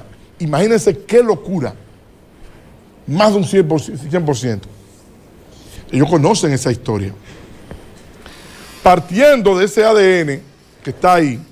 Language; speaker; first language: Spanish; native; Spanish